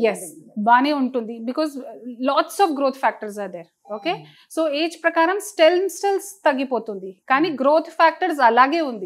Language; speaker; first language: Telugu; non-native, fluent; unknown